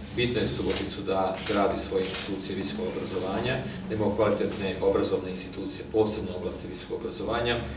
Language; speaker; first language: Serbian; non-native, local second language; Hungarian